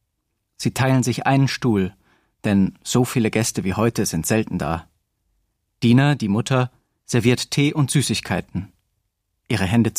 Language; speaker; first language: German; native; German